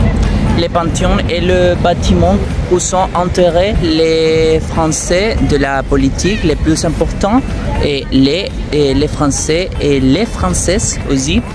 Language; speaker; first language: French; non-native, fluent; Spanish